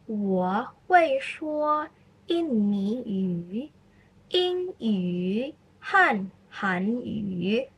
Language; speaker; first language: Chinese; non-native, fluent; Indonesian